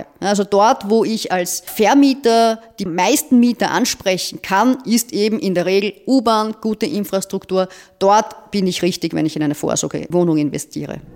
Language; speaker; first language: German; native; German